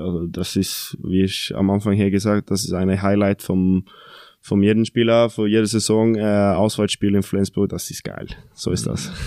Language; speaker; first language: German; non-native, fluent; Norwegian